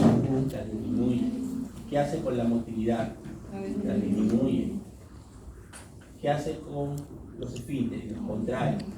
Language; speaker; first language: Spanish; native; Spanish